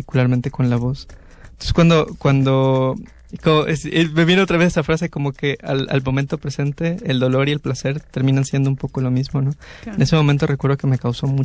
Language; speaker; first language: Spanish; native; Spanish